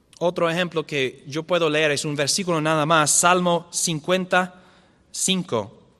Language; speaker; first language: Spanish; non-native, fluent; English